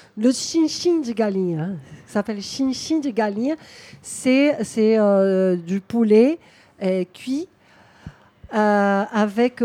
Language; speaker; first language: French; non-native, fluent; Portuguese